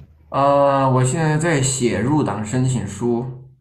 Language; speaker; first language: Chinese; native; Chinese